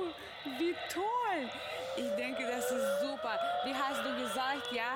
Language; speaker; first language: German; non-native, fluent; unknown